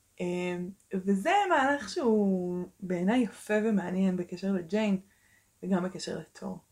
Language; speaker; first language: Hebrew; early bilingual, other home language; Russian